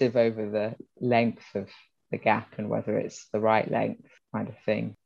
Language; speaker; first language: English; early bilingual, other home language; Yoruba